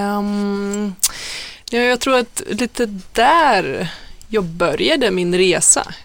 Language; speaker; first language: Swedish; non-native, fluent; Lithuanian